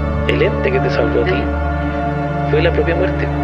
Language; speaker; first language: Spanish; native; Spanish